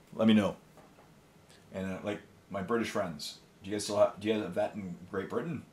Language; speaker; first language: English; native; English